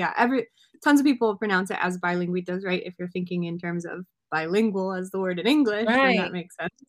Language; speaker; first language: English; native; English